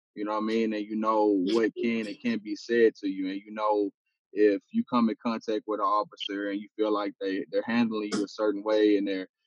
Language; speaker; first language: English; native; English